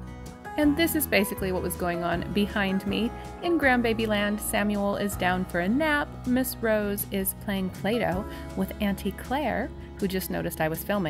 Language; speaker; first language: English; native; English